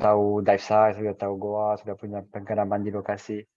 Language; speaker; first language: Indonesian; non-native, fluent; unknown